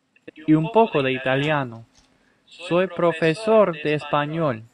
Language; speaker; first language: Spanish; non-native, fluent; English